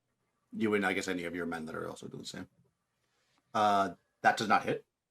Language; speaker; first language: English; native; English